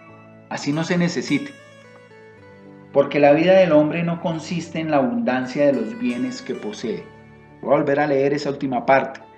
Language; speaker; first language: Spanish; native; Spanish